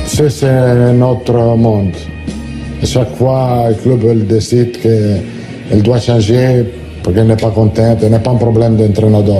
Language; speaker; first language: French; non-native, learner; Italian